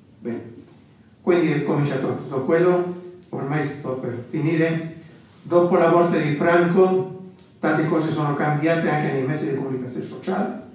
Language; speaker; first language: Italian; non-native, fluent; Basque